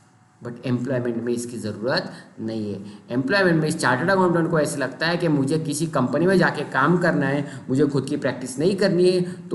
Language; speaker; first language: Hindi; non-native, local second language; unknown